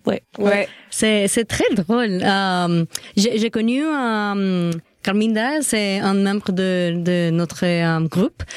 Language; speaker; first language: French; non-native, learner; Spanish